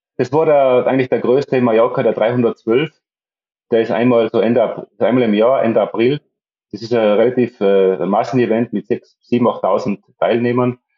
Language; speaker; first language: German; native; German